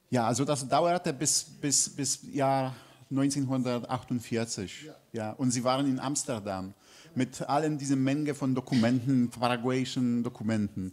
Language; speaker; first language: German; non-native, fluent; Polish